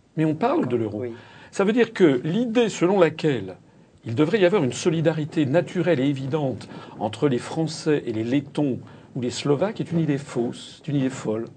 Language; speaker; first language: French; native; French